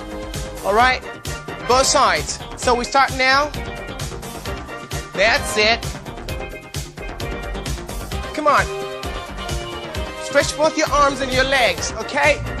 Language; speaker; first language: English; native; English